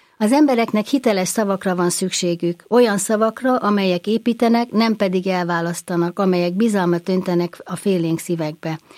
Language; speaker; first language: Hungarian; native; Hungarian